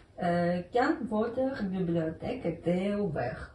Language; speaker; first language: French; non-native, learner; Ukrainian